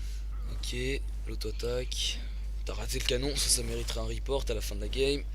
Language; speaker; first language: French; native; French